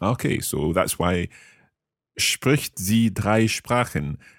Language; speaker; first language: German; non-native, learner; English